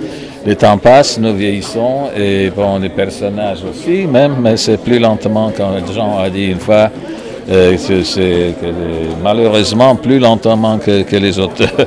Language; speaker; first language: French; non-native, fluent; Polish